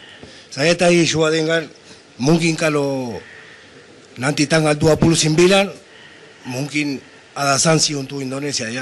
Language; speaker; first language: Indonesian; non-native, fluent; Spanish